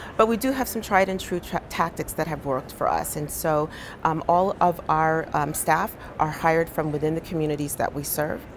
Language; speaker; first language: English; native; English